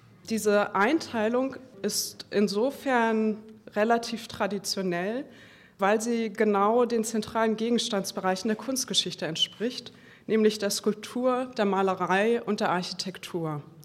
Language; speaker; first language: German; native; German